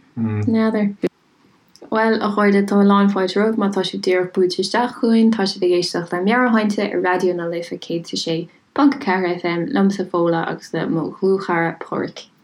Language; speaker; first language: Irish; native; Irish